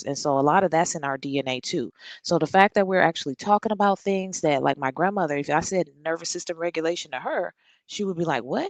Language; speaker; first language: English; native; English